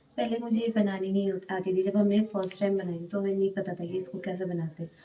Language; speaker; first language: Hindi; native; Hindi